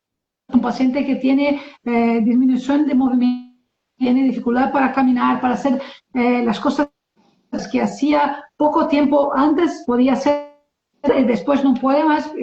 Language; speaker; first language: Spanish; non-native, learner; Portuguese